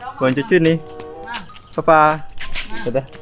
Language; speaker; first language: Polish; non-native, learner; Indonesian